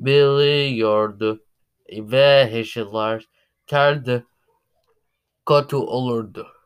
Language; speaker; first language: Turkish; non-native, learner; English